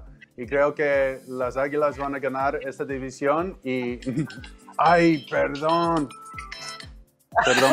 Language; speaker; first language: Spanish; non-native, learner; English